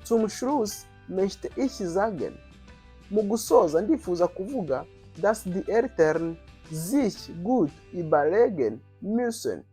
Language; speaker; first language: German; non-native, fluent; Kinyarwanda